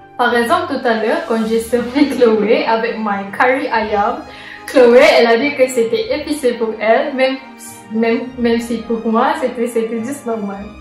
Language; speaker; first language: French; non-native, fluent; Malay